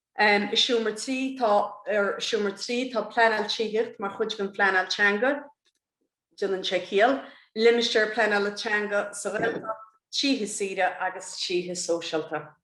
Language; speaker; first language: Irish; native; Irish